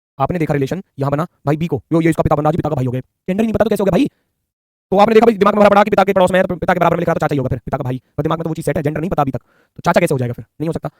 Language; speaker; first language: Hindi; native; Hindi